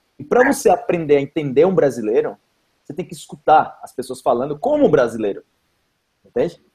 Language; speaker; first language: Portuguese; native; Portuguese